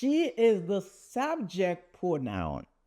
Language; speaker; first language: English; non-native, learner; Haitian Creole